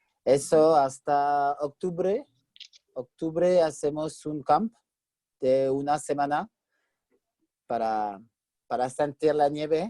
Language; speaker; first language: Spanish; non-native, fluent; French